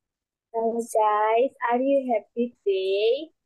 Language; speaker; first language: English; non-native, learner; Indonesian